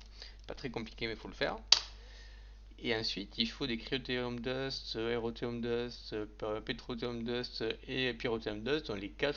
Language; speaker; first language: French; native; French